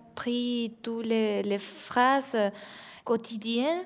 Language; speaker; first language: French; non-native, learner; Spanish